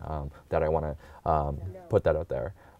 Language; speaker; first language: English; native; English